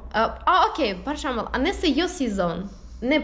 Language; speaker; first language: Albanian; non-native, learner; Russian